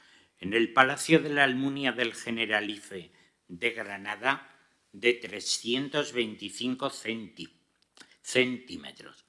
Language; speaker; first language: Spanish; native; Spanish